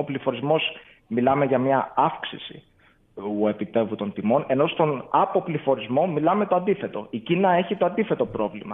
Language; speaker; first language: Greek; native; Greek